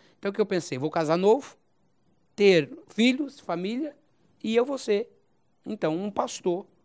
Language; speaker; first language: Portuguese; native; Portuguese